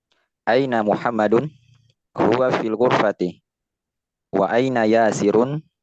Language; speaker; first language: Arabic; non-native, learner; Indonesian